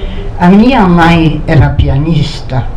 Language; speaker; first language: Portuguese; non-native, fluent; Polish